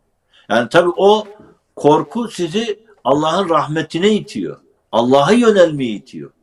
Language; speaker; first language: Turkish; native; Turkish